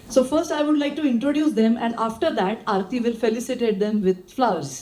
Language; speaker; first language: English; non-native, local second language; Marathi